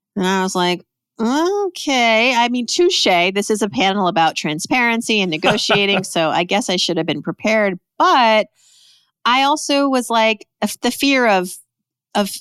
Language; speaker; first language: English; early bilingual, other home language; Persian